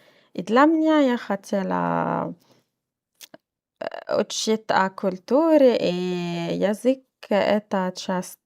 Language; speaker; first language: Russian; non-native, learner; Arabic